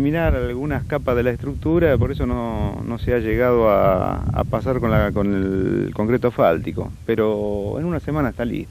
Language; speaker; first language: Spanish; native; Spanish